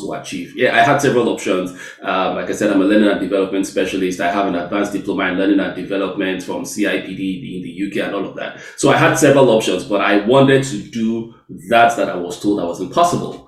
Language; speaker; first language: English; non-native, local second language; Yoruba